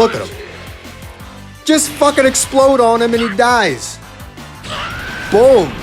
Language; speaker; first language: English; native; English